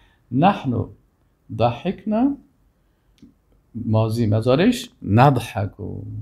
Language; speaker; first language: Arabic; non-native, fluent; Persian